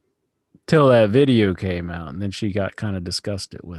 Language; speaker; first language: English; native; English